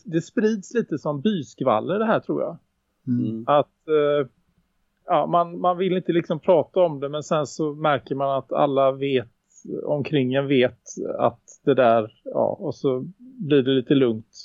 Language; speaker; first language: Swedish; native; Swedish